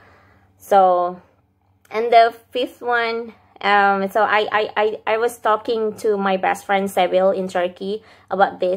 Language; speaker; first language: English; non-native, fluent; Indonesian